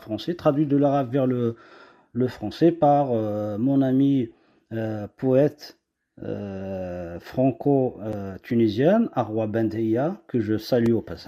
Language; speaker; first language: French; non-native, local second language; Kabyle